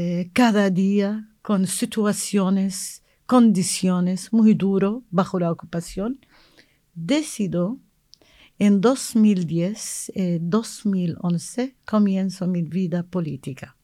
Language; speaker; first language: Spanish; non-native, learner; Arabic